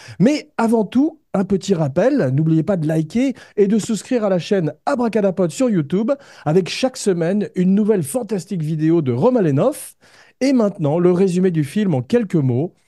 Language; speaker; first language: French; native; French